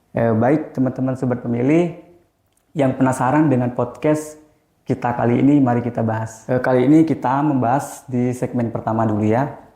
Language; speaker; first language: Indonesian; native; Indonesian